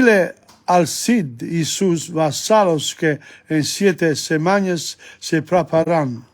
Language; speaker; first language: Spanish; non-native, learner; English